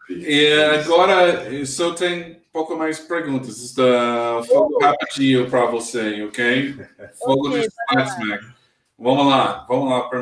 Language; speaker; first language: Portuguese; non-native, learner; English